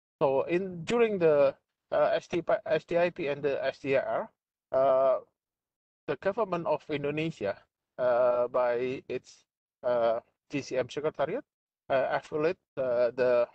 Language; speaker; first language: English; non-native, fluent; Indonesian